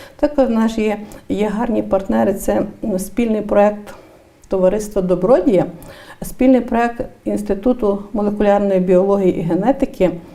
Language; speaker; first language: Ukrainian; native; Ukrainian